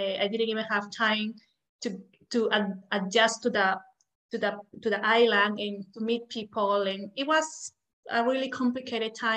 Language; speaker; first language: English; non-native, fluent; Spanish